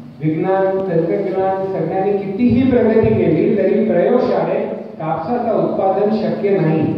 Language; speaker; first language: Marathi; non-native, local second language; Hindi